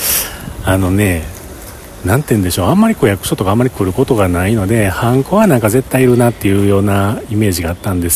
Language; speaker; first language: Japanese; native; Japanese